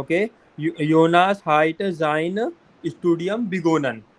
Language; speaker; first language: German; non-native, fluent; Hindi